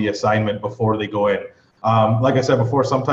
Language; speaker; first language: English; native; English